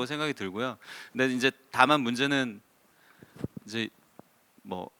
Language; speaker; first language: Korean; native; Korean